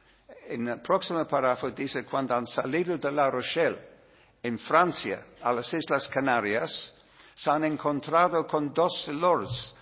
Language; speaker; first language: Spanish; non-native, learner; English